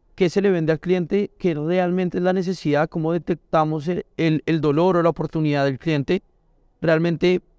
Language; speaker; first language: Spanish; native; Spanish